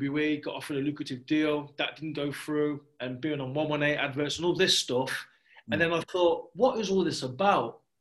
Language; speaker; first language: English; native; English